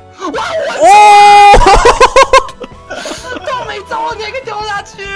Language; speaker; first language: Chinese; native; Chinese